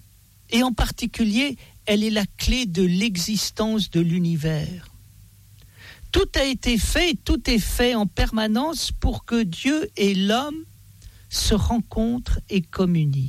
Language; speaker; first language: French; native; French